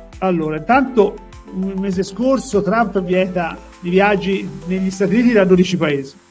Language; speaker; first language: Italian; native; Italian